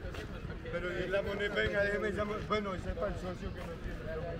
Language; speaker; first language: Spanish; native; Spanish